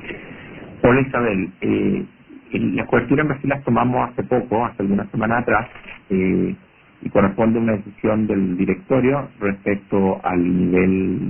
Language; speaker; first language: Spanish; native; Spanish